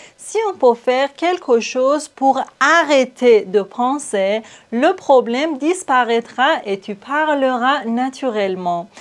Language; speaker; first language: French; non-native, fluent; Persian